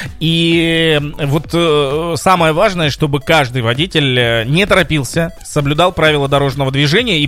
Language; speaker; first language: Russian; native; Russian